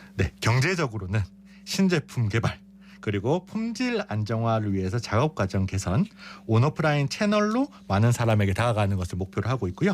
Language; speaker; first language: Korean; native; Korean